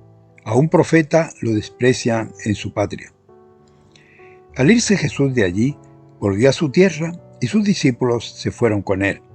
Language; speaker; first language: Spanish; native; Spanish